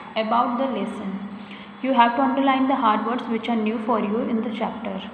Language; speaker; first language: English; non-native, local second language; Hindi